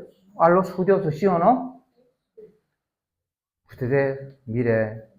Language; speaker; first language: Spanish; non-native, learner; Korean